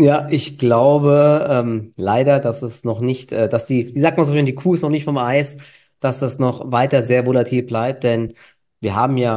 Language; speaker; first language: German; native; German